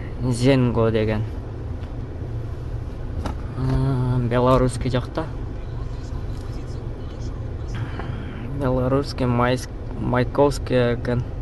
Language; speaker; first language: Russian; non-native, local second language; Kyrgyz